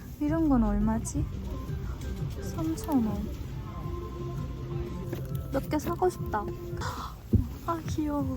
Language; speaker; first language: Korean; non-native, fluent; Turkish